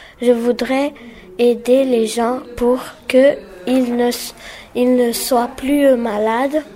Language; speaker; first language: French; non-native, learner; Romanian